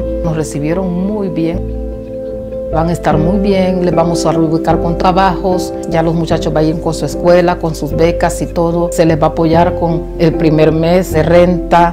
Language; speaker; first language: Spanish; native; Spanish